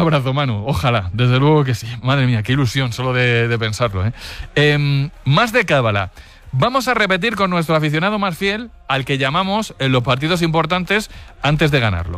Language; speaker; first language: Spanish; native; Spanish